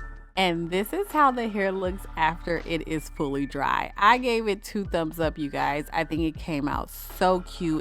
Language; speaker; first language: English; native; English